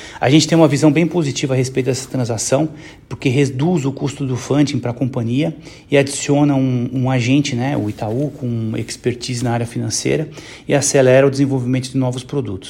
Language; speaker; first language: Portuguese; native; Portuguese